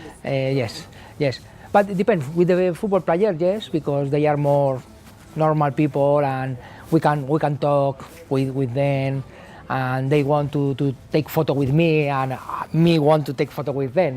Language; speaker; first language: English; non-native, learner; Spanish